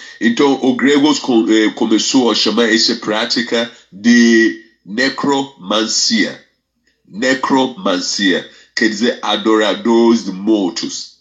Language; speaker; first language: Portuguese; non-native, fluent; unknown